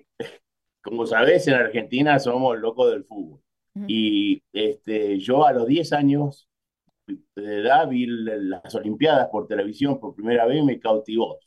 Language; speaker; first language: Spanish; native; Spanish